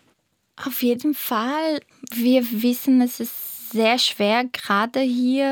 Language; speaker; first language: German; non-native, fluent; Portuguese